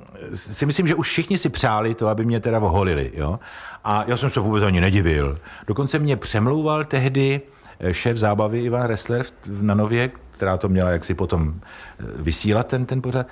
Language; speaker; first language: Czech; native; Czech